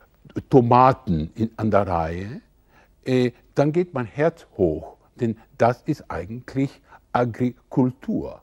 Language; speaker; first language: German; non-native, fluent; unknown